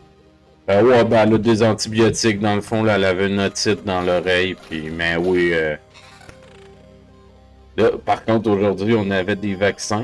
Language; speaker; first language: French; native; French